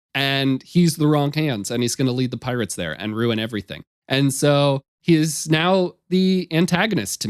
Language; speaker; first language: English; native; English